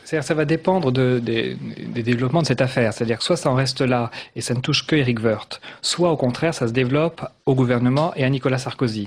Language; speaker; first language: French; native; French